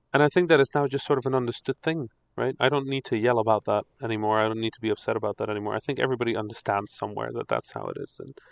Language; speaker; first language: English; non-native, fluent; Dutch